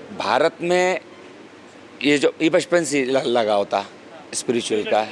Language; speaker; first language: Hindi; non-native, local second language; Marathi